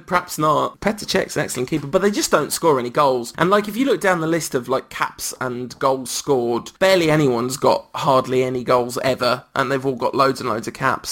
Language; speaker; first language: English; early bilingual, other home language; French